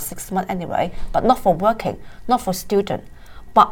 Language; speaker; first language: English; non-native, local second language; Cantonese